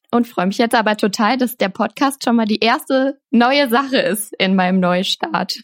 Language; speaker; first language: German; native; German